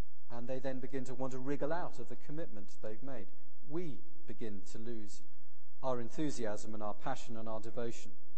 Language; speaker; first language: English; native; English